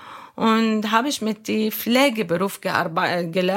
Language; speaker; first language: German; non-native, learner; Arabic